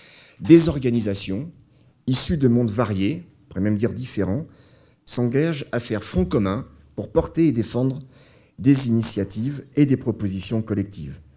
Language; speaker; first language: French; native; French